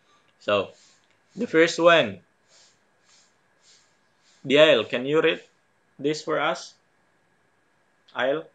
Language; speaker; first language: English; non-native, fluent; Indonesian